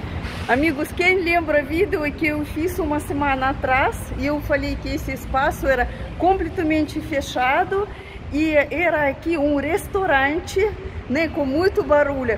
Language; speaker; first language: Portuguese; non-native, fluent; Russian